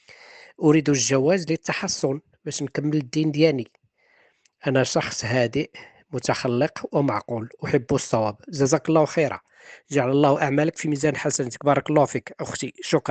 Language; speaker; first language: Arabic; native; Arabic